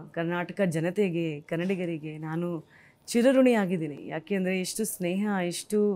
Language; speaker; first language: Kannada; non-native, fluent; Hindi